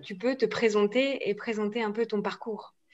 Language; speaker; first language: French; native; French